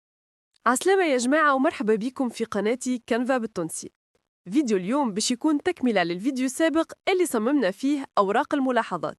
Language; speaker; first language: Arabic; native; Arabic